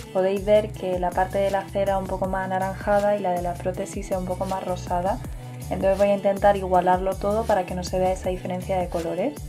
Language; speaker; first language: Spanish; native; Spanish